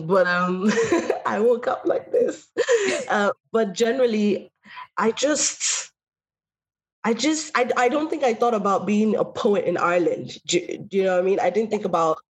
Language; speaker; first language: English; native; English